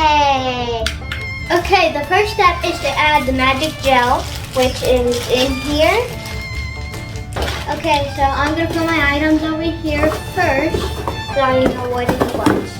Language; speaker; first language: English; native; English